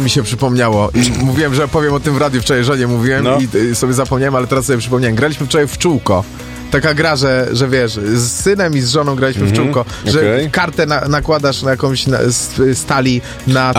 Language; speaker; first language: Polish; native; Polish